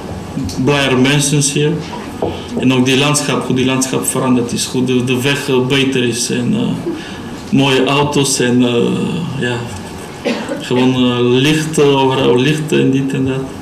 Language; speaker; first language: Dutch; non-native, learner; Bulgarian